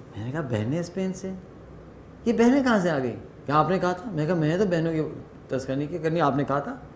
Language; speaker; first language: Urdu; native; Urdu